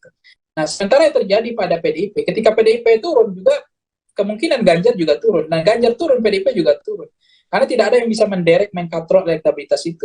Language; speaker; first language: Indonesian; native; Indonesian